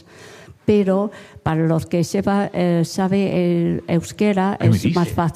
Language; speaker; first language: Spanish; non-native, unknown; Chinese